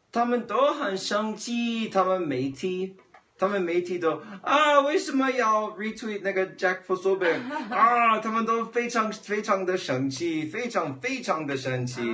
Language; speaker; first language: Chinese; non-native, learner; English